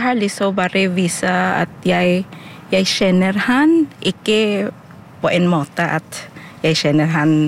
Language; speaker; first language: Norwegian; non-native, fluent; Filipino